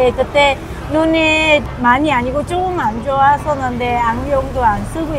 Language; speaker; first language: Korean; non-native, fluent; Vietnamese